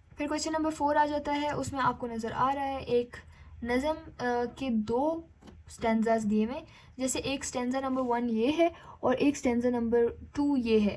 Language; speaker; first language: Urdu; native; Urdu